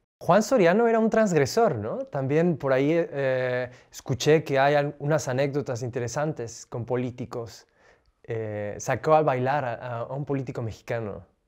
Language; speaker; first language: Spanish; native; Spanish